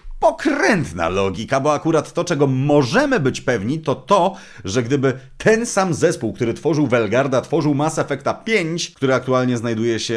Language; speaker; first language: Polish; native; Polish